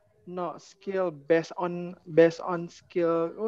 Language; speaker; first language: English; non-native, learner; Indonesian